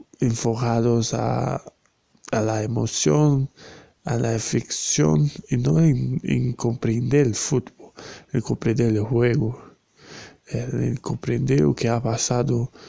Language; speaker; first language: Spanish; non-native, learner; Portuguese